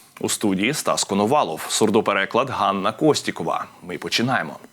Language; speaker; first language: Ukrainian; native; Ukrainian